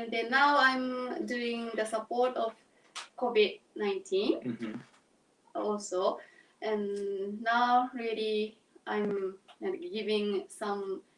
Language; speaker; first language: English; non-native, learner; Japanese